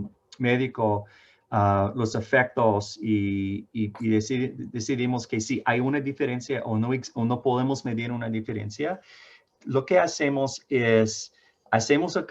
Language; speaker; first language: Spanish; non-native, fluent; English